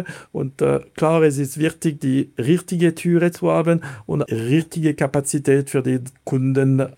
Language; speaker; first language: German; non-native, fluent; Italian